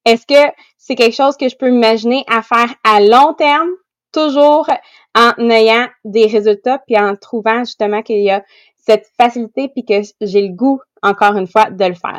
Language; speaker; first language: French; native; French